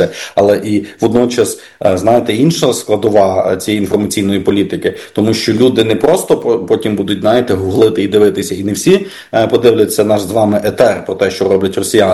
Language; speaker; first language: Ukrainian; native; Ukrainian